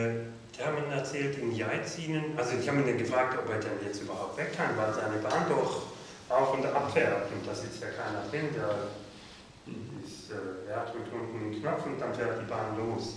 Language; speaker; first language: German; native; German